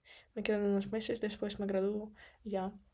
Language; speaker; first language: Spanish; non-native, fluent; Russian